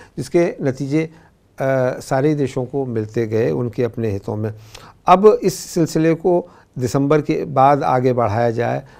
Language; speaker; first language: Hindi; native; Hindi